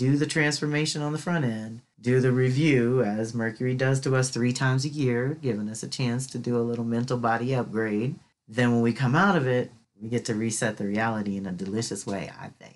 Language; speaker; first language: English; native; English